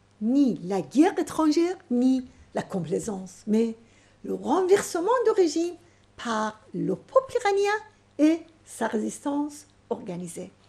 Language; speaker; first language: French; non-native, fluent; Persian